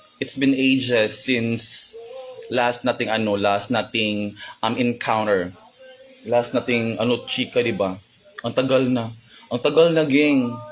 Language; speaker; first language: Filipino; non-native, local second language; Cebuano